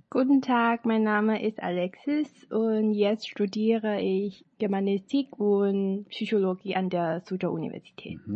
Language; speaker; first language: German; non-native, learner; Chinese